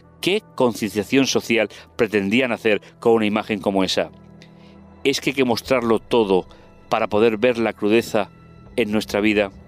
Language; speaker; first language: Spanish; native; Spanish